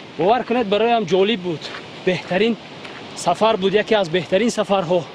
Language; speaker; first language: Tajik; native; Tajik